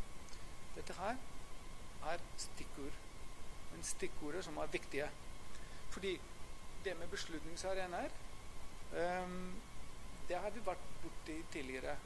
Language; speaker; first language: Norwegian; non-native, fluent; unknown